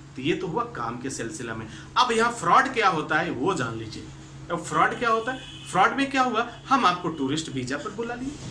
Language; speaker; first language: Hindi; native; Hindi